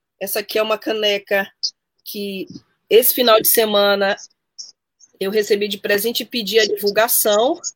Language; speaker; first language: Portuguese; native; Portuguese